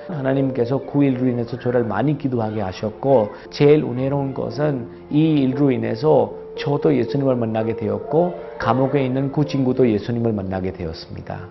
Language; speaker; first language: Korean; non-native, fluent; Hindi